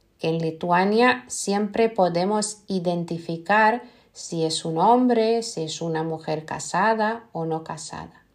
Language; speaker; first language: Spanish; non-native, fluent; Lithuanian